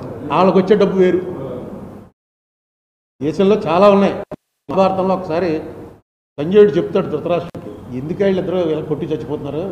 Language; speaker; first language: Telugu; native; Telugu